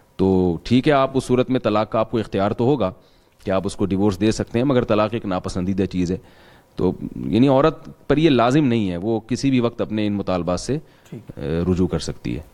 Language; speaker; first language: Urdu; non-native, local second language; Pashto